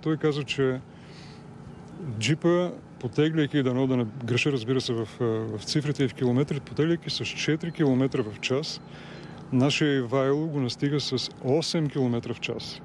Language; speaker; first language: Bulgarian; native; Bulgarian